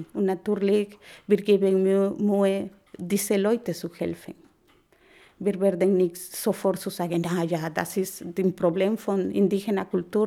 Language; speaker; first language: German; non-native, learner; Spanish